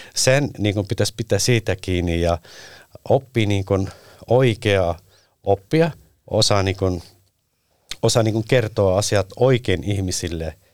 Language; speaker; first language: Finnish; non-native, fluent; Turkish